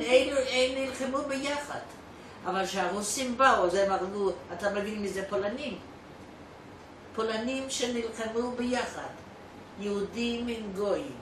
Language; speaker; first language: Hebrew; non-native, fluent; Polish